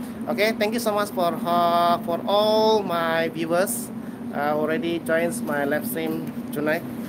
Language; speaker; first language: English; non-native, local second language; Malay